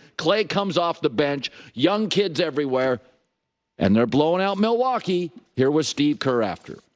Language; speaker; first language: English; native; English